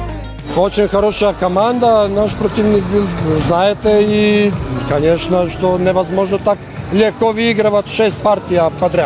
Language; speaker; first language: Russian; non-native, fluent; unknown